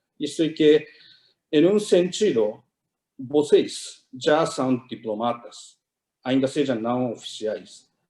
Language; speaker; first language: Portuguese; non-native, fluent; Japanese